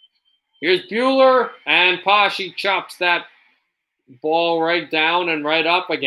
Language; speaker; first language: English; native; English